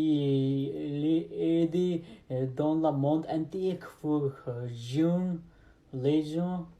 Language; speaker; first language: French; non-native, learner; Nepali